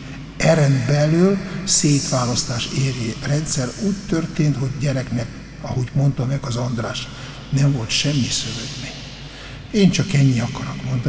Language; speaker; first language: Hungarian; non-native, fluent; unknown